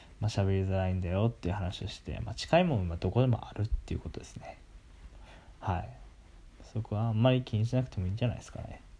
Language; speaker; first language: Japanese; native; Japanese